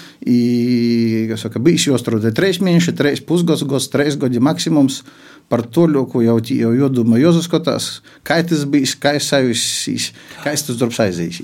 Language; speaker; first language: Latvian; non-native, local second language; Russian